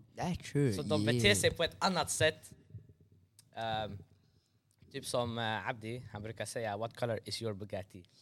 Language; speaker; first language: Swedish; early bilingual, other home language; Arabic